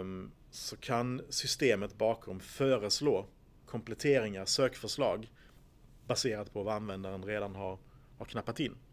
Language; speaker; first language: Swedish; native; Swedish